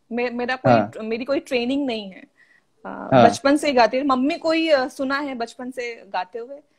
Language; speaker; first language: Hindi; non-native, local second language; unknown